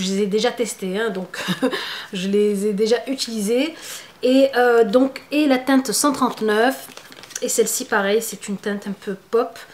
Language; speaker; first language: French; native; French